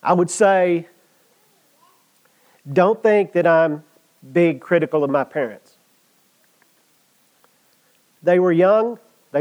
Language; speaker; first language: English; native; English